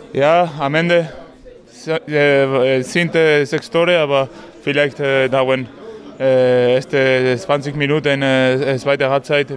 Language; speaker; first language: German; non-native, learner; Spanish